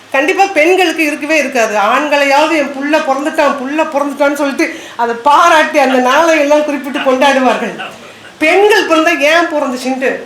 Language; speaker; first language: Tamil; non-native, local second language; Kannada